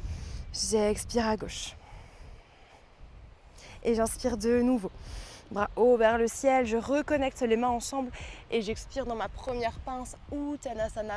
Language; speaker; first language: French; native; French